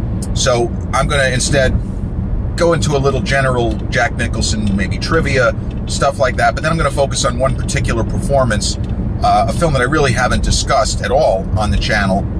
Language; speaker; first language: English; native; English